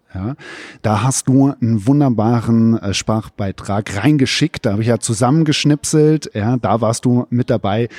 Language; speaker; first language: German; native; German